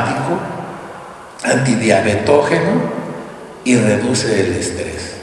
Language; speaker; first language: Spanish; native; Spanish